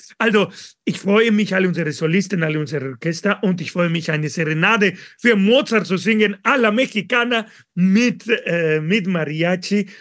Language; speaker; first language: German; non-native, learner; Spanish